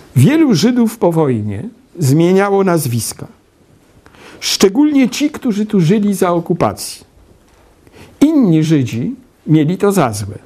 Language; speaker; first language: Polish; native; Polish